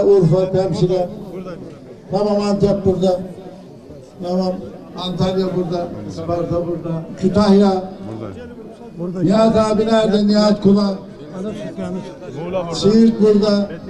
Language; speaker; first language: Turkish; native; Turkish